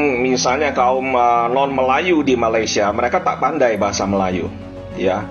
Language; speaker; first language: Indonesian; native; Indonesian